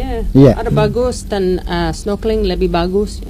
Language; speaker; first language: Indonesian; non-native, learner; English